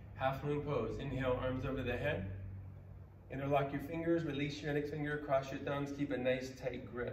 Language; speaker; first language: English; native; English